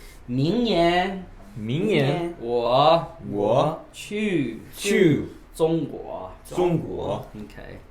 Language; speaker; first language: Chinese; non-native, learner; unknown